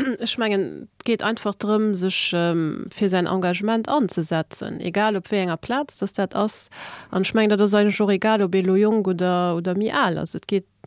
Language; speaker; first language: Luxembourgish; native; Luxembourgish